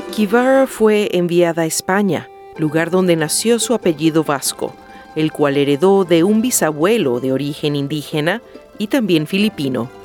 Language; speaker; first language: Spanish; native; Spanish